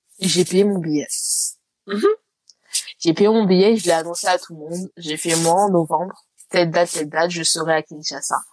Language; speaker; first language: French; native; French